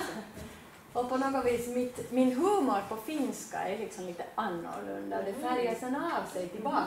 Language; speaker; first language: Swedish; native; Swedish